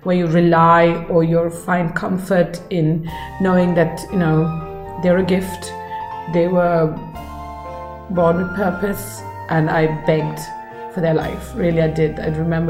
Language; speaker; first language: English; non-native, local second language; Kannada